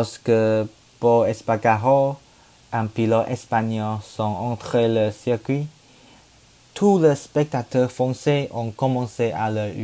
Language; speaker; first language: French; non-native, learner; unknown